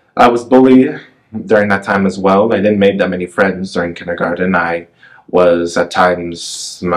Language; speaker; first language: English; native; English